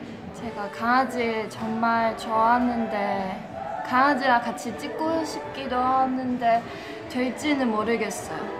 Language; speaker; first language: Korean; non-native, fluent; Chinese